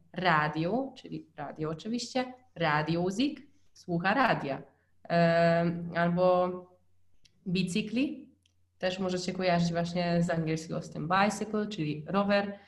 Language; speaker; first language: Polish; non-native, fluent; Hungarian